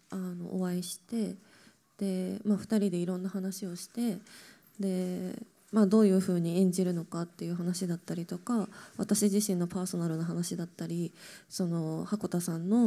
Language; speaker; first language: Japanese; native; Japanese